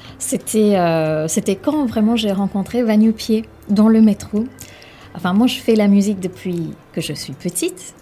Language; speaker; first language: French; non-native, fluent; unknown